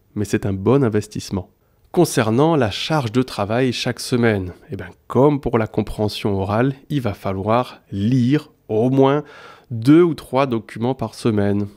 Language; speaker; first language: French; native; French